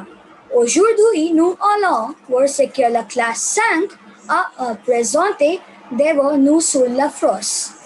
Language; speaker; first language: French; non-native, learner; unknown